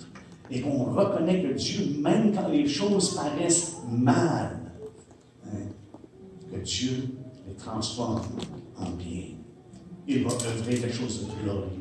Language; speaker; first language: French; native; French